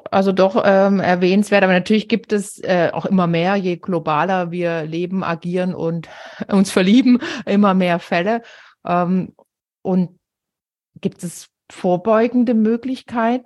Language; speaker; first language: German; native; German